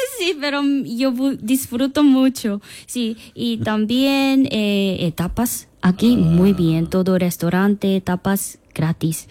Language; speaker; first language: Spanish; non-native, learner; Korean